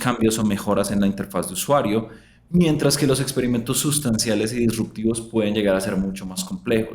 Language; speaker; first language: Spanish; native; Spanish